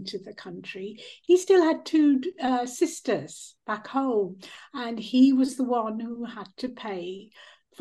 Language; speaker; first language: English; early bilingual, other home language; Punjabi